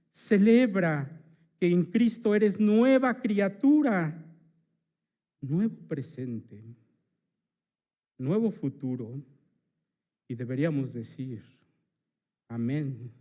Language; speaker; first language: Spanish; native; Spanish